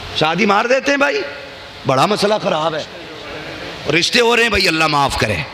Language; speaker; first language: Urdu; native; Urdu